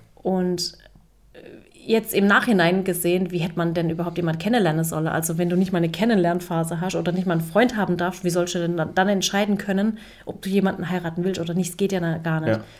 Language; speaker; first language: German; early bilingual, other home language; Turkish